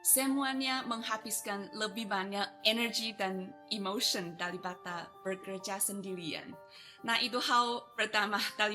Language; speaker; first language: Indonesian; non-native, fluent; Chinese